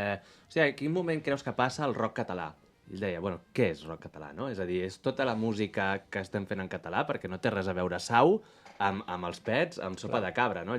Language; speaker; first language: Catalan; native; Catalan